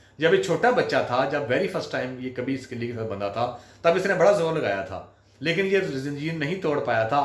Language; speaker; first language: Urdu; non-native, local second language; Punjabi